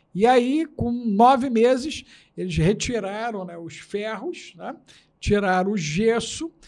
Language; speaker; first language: Portuguese; native; Portuguese